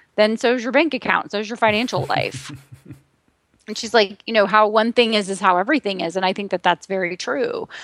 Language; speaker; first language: English; native; English